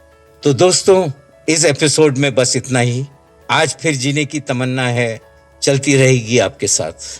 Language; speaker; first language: Hindi; native; Hindi